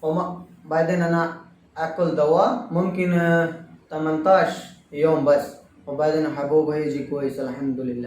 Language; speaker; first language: Arabic; non-native, learner; Urdu